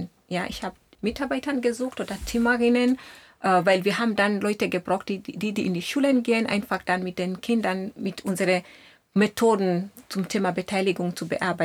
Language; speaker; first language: German; non-native, fluent; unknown